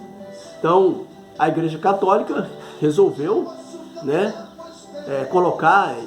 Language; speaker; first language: Portuguese; native; Portuguese